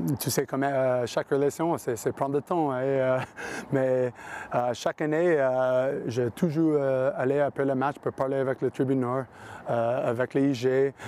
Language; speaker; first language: French; non-native, learner; English